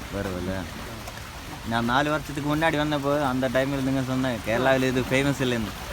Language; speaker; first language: Tamil; non-native, learner; Malayalam